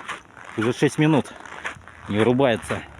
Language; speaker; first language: Russian; native; Russian